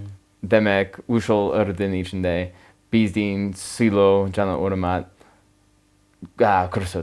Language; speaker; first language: Kyrgyz; non-native, learner; English